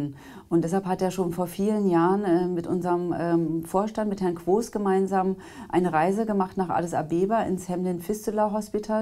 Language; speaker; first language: German; native; German